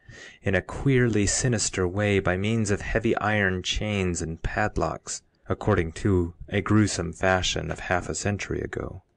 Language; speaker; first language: English; native; English